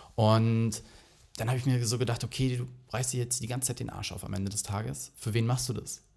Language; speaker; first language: German; native; German